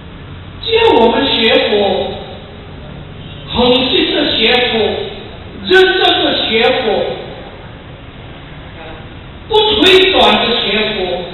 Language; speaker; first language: Chinese; early bilingual, heritage; Chinese